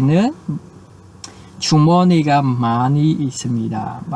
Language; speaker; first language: Korean; non-native, fluent; Khmer